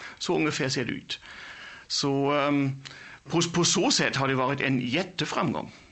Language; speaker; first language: Swedish; non-native, fluent; German